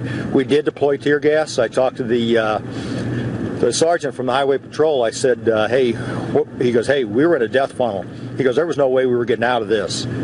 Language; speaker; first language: English; native; English